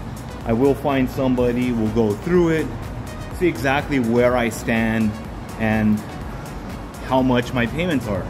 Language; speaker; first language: English; native; English